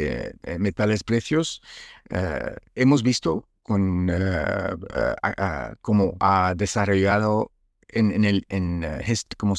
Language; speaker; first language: Spanish; non-native, fluent; French